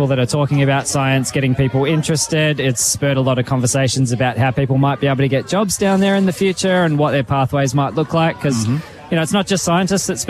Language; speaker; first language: English; native; English